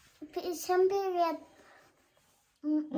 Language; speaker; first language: Russian; early bilingual, other home language; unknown